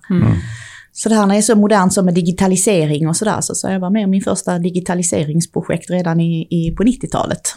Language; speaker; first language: Swedish; early bilingual, other home language; Czech